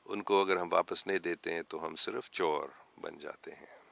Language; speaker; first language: Hindi; non-native, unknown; English